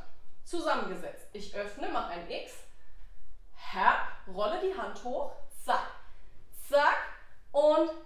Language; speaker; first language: German; native; German